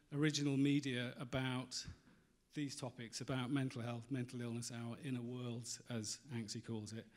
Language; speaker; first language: English; native; English